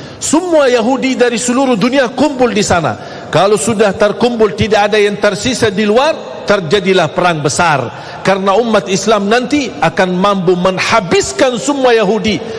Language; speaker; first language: Malay; non-native, fluent; Arabic